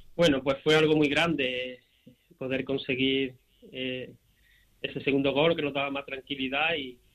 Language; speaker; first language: Spanish; native; Spanish